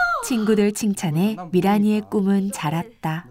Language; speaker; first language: Korean; native; Korean